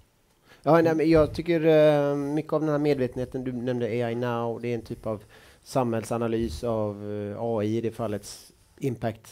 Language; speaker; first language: Swedish; native; Swedish